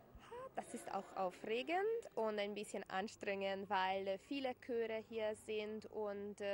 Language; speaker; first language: German; non-native, local second language; Hungarian